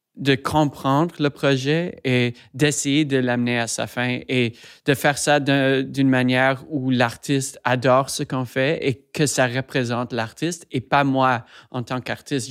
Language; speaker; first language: French; non-native, fluent; English